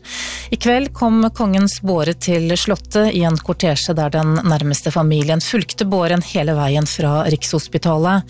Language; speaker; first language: Norwegian; native; Norwegian